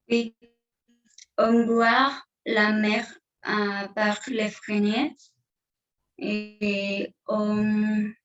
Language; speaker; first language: French; non-native, learner; Spanish